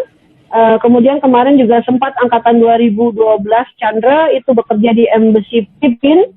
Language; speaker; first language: Indonesian; native; Indonesian